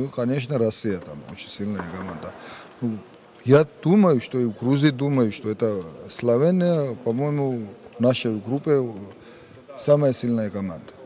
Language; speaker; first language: Russian; non-native, fluent; Georgian